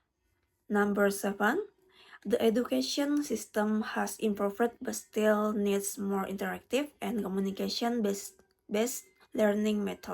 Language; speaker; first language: English; non-native, learner; Indonesian